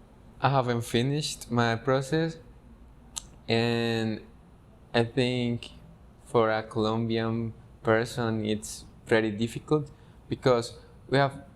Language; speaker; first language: English; non-native, fluent; Spanish